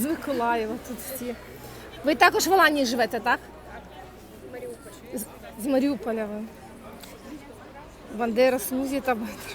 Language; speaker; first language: Ukrainian; native; Ukrainian